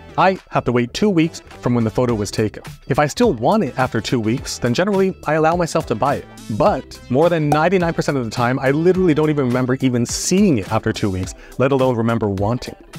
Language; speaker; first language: English; native; English